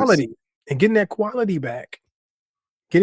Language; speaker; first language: English; native; English